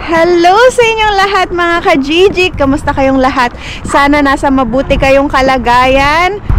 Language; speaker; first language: Filipino; native; Filipino